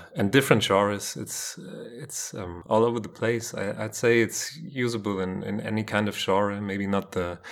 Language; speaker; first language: English; non-native, fluent; German